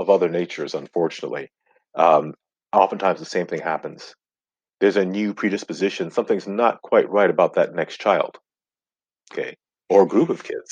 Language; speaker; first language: English; non-native, local second language; Akan